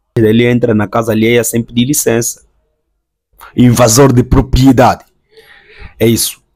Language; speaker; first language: Portuguese; native; Portuguese